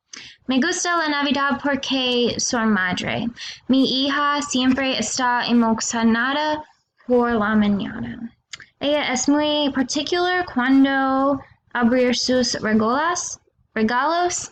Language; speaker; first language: Spanish; non-native, learner; English